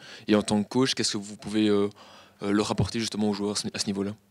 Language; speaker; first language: French; native; French